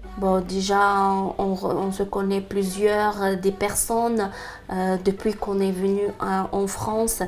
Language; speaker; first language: French; non-native, local second language; Arabic